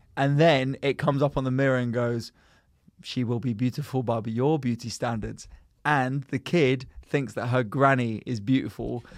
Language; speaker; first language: English; native; English